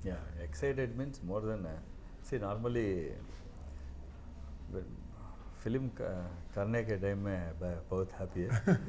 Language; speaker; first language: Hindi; non-native, local second language; Tamil